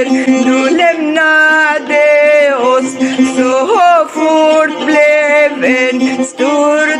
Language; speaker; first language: Swedish; non-native, fluent; Kurdish